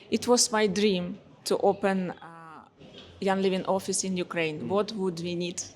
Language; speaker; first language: English; non-native, learner; Ukrainian